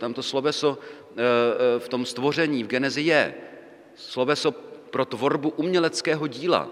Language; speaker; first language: Czech; native; Czech